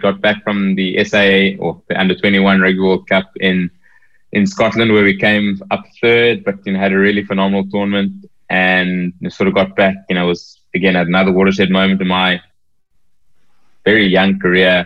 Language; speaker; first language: English; native; English